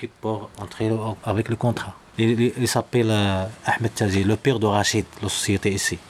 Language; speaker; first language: French; non-native, learner; Arabic